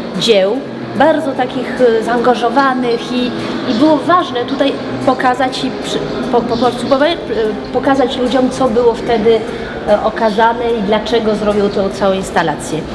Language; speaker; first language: Polish; early bilingual, heritage; French